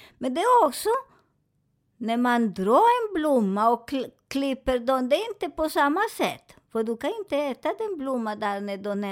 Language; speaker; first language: Swedish; non-native, fluent; Spanish